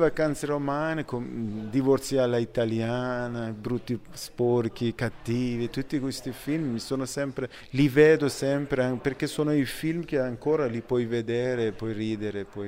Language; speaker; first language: Italian; non-native, fluent; Persian